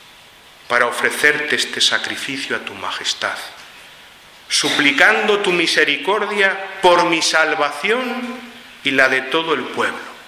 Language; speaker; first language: Spanish; native; Spanish